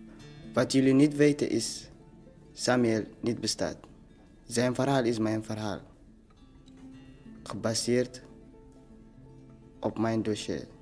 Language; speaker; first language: Dutch; non-native, learner; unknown